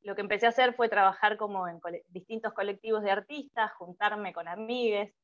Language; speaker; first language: Spanish; native; Spanish